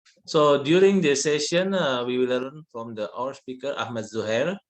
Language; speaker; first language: English; non-native, learner; Indonesian